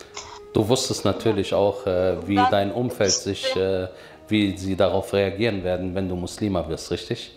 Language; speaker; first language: German; native; German